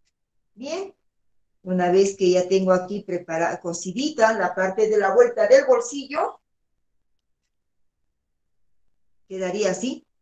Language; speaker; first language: Spanish; native; Spanish